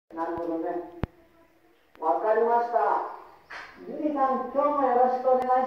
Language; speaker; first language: Japanese; non-native, fluent; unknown